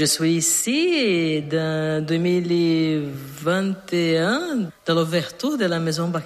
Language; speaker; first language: French; non-native, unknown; Portuguese